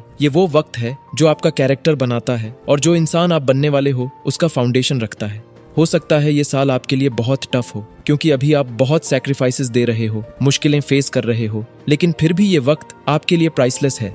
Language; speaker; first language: Hindi; native; Hindi